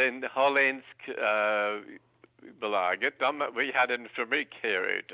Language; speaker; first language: Swedish; non-native, learner; English